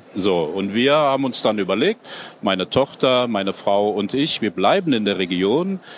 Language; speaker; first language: German; native; German